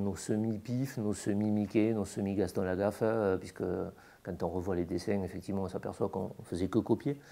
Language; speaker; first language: French; native; French